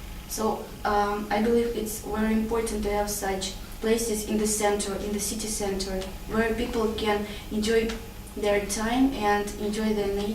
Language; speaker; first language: English; non-native, learner; Russian